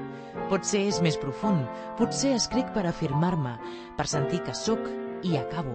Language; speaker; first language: Catalan; native; Catalan